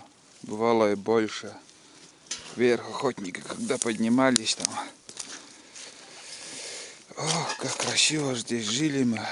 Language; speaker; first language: Russian; native; Russian